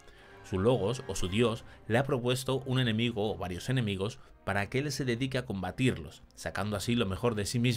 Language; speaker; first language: Spanish; native; Spanish